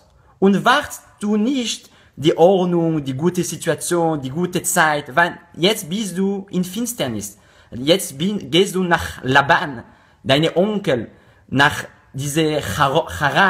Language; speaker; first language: German; non-native, learner; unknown